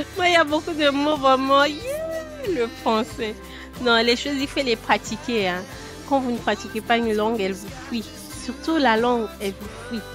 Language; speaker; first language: French; non-native, local second language; Lingala